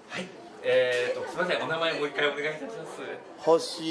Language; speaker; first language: Japanese; native; Japanese